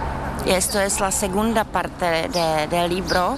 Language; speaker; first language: Spanish; non-native, learner; Czech